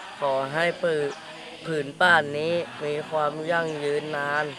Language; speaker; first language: Thai; native; Thai